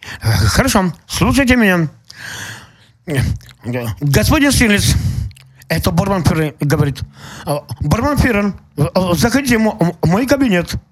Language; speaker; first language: Russian; non-native, local second language; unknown